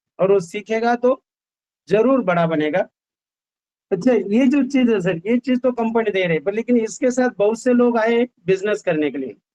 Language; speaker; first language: Hindi; non-native, local second language; Marathi